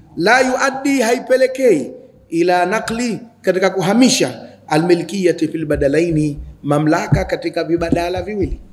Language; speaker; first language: Swahili; native; Swahili